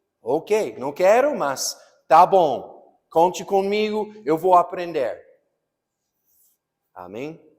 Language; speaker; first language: Portuguese; non-native, fluent; English